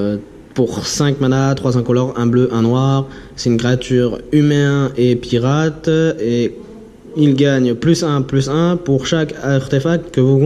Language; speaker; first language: French; native; French